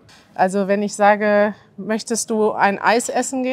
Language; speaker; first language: German; native; German